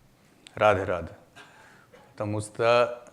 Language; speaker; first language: Russian; non-native, learner; Hindi